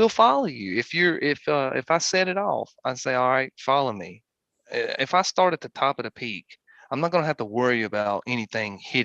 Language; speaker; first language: English; native; English